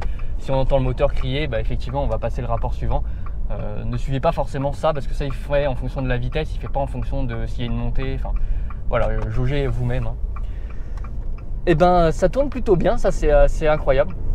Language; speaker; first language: French; native; French